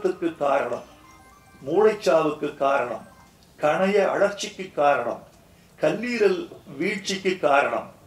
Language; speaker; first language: Tamil; native; Tamil